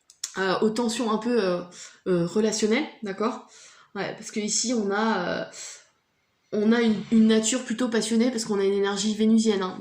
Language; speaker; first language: French; native; French